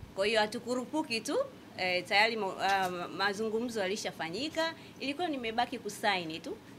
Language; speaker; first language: Swahili; native; Swahili